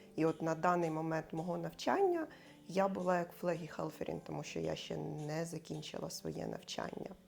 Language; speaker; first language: Ukrainian; native; Ukrainian